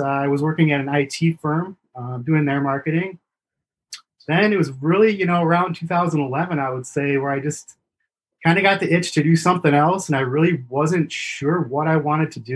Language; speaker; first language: English; native; English